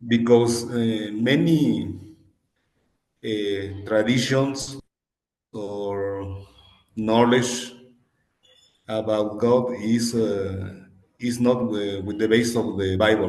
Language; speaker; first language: English; non-native, learner; Spanish